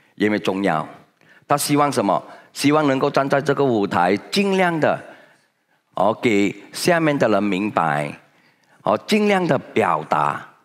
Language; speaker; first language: Chinese; native; Chinese